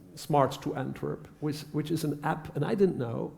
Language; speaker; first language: English; non-native, fluent; Dutch